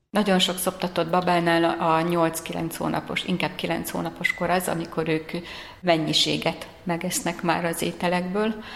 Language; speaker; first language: Hungarian; native; Hungarian